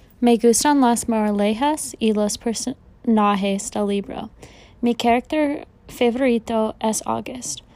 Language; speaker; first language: Spanish; non-native, learner; English